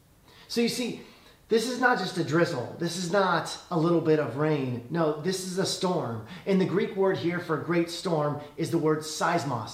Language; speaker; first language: English; native; English